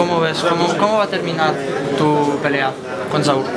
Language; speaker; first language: Spanish; non-native, fluent; Russian